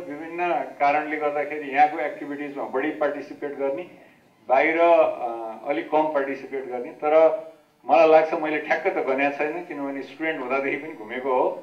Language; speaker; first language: Nepali; native; Nepali